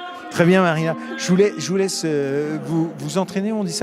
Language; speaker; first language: French; native; French